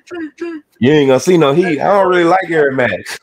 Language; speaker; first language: English; native; English